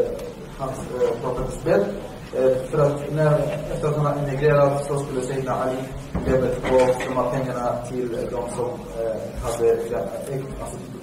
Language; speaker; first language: Swedish; early bilingual, other home language; Arabic